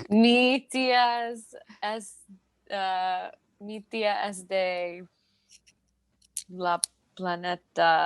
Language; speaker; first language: Spanish; non-native, learner; English